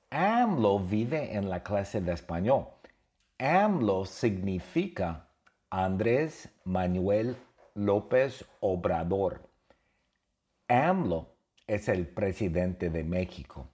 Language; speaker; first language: Spanish; non-native, fluent; English